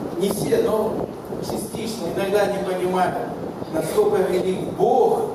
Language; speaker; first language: Russian; non-native, local second language; Kazakh